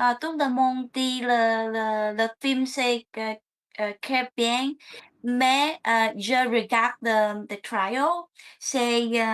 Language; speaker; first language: French; non-native, learner; Vietnamese